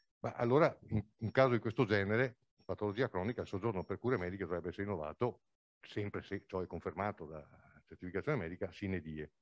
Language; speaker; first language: Italian; native; Italian